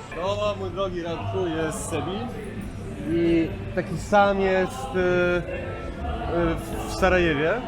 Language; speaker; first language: Polish; early bilingual, other home language; Serbian